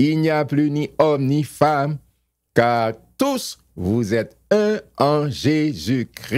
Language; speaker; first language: French; non-native, local second language; Haitian Creole